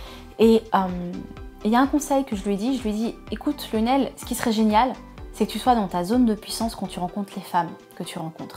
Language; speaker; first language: French; native; French